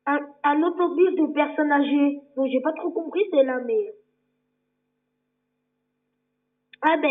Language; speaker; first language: French; native; French